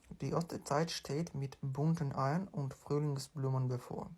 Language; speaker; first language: German; non-native, fluent; Ukrainian